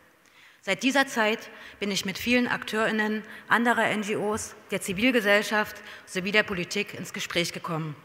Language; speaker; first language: German; native; German